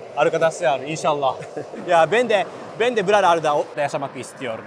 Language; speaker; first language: Turkish; non-native, learner; Japanese